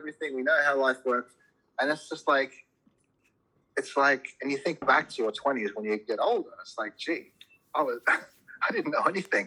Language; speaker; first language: English; native; English